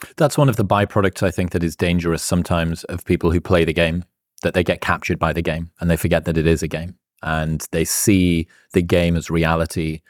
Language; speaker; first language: English; native; English